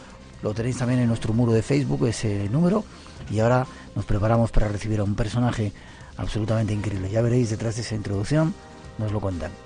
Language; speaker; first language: Spanish; native; Spanish